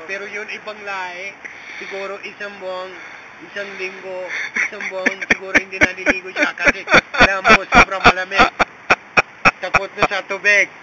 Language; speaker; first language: Filipino; non-native, learner; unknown